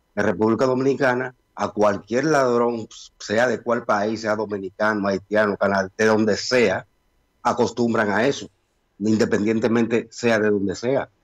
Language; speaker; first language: Spanish; native; Spanish